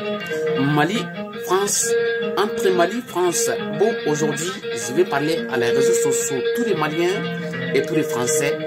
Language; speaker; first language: French; non-native, learner; Bambara